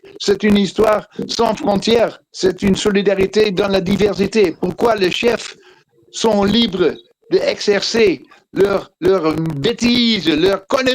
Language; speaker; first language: French; non-native, fluent; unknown